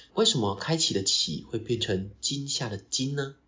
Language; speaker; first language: Chinese; non-native, local second language; Min Nan Chinese